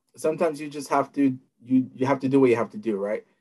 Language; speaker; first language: English; native; English